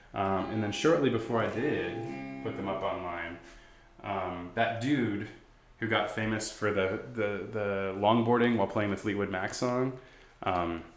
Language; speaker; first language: English; native; English